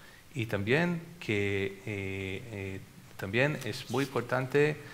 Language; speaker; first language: Spanish; non-native, fluent; Hebrew